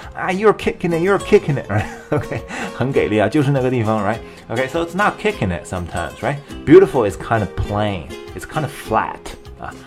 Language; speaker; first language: English; non-native, fluent; Chinese